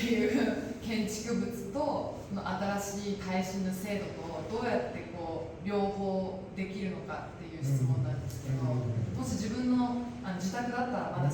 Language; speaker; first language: Japanese; native; Japanese